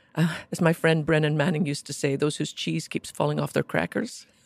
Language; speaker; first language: English; native; English